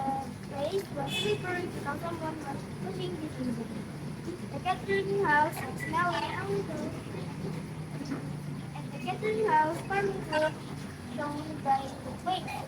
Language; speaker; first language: English; non-native, learner; Indonesian